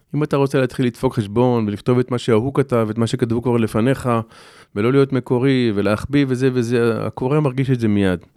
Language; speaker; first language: Hebrew; native; Hebrew